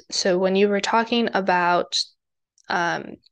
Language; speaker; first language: English; native; English